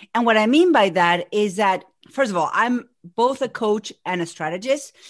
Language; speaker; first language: English; non-native, fluent; Spanish